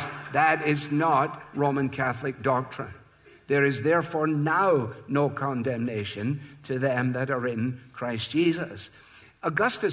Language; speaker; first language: English; native; English